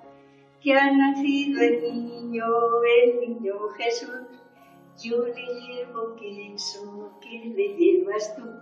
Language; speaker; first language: Spanish; native; Spanish